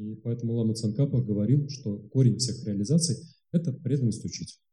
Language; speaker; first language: Russian; native; Russian